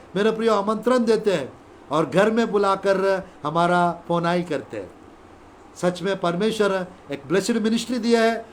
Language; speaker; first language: Hindi; non-native, local second language; Telugu